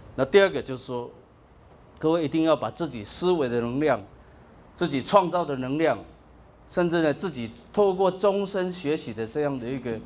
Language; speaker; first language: Chinese; native; Chinese